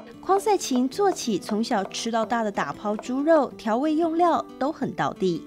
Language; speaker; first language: Chinese; native; Chinese